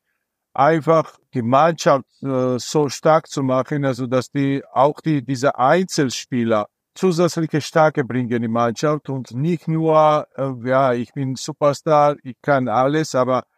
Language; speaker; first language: German; non-native, fluent; Georgian